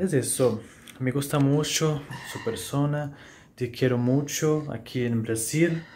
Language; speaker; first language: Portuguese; non-native, learner; Spanish